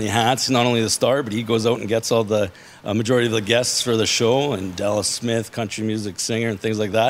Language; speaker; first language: English; native; English